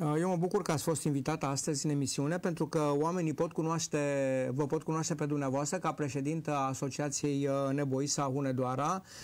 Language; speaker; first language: Romanian; native; Romanian